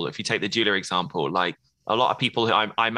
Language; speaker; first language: English; native; English